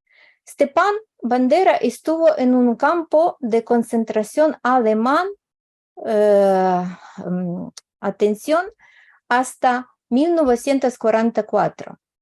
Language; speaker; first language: Spanish; non-native, fluent; Ukrainian